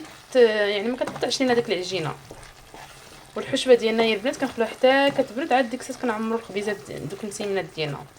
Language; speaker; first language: Arabic; native; Arabic